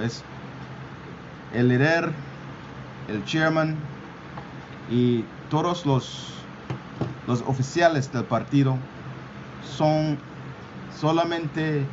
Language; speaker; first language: Spanish; non-native, local second language; English